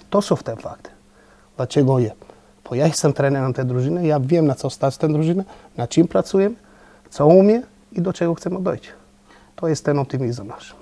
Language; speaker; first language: Polish; non-native, fluent; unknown